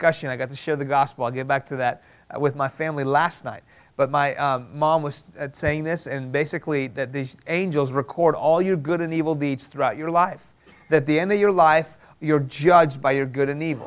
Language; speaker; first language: English; early bilingual, other home language; Persian